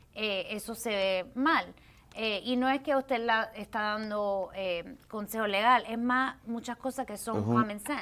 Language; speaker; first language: Spanish; early bilingual, heritage; Spanish